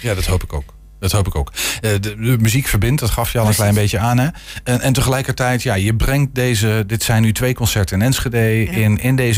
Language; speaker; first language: Dutch; native; Dutch